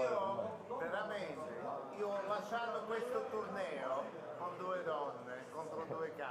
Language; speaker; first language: Italian; non-native, learner; Russian